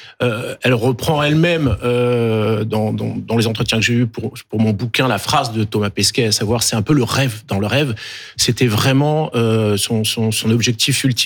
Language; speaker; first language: French; native; French